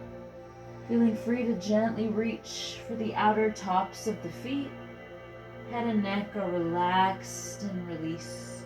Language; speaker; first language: English; native; English